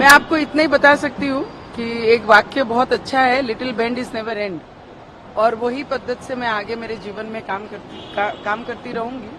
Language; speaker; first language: Hindi; non-native, local second language; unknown